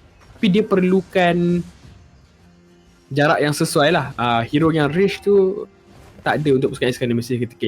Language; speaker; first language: Malay; native; Malay